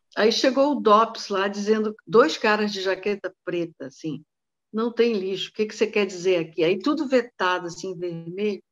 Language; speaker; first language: Portuguese; native; Portuguese